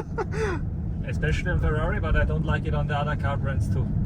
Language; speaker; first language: English; non-native, fluent; German